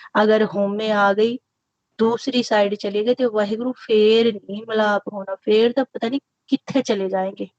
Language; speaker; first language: Hindi; non-native, local second language; Punjabi